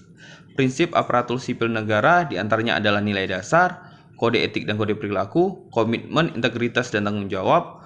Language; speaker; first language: Indonesian; native; Indonesian